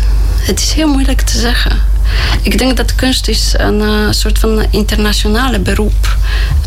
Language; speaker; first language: Dutch; non-native, fluent; Polish